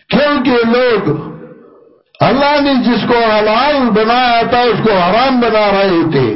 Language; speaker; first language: Urdu; non-native, local second language; Pashto